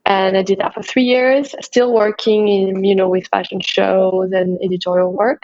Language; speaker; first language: English; non-native, fluent; French